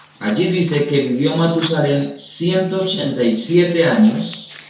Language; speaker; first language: Spanish; native; Spanish